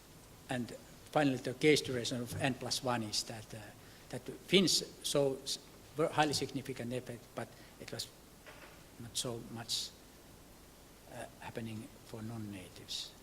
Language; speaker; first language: English; non-native, fluent; Finnish